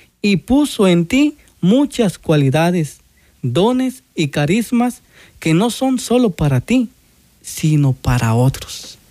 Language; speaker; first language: Spanish; native; Spanish